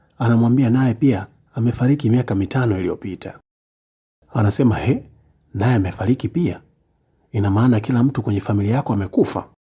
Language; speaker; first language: Swahili; native; Swahili